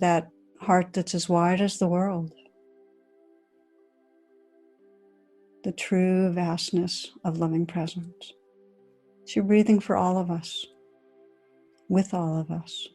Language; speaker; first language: English; native; English